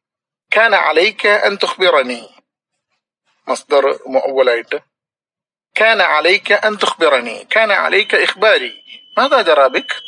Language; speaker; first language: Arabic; non-native, fluent; Malayalam